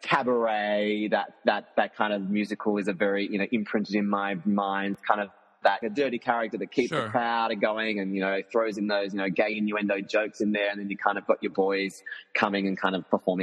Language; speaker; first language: English; native; English